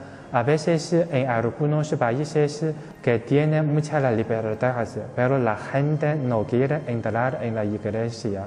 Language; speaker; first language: Spanish; non-native, fluent; Chinese